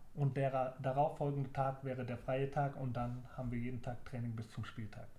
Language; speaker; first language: German; native; German